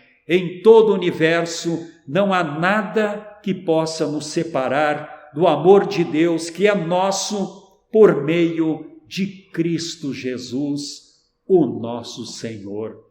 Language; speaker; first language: Portuguese; native; Portuguese